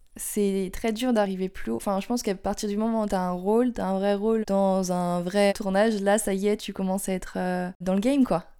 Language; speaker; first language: French; native; French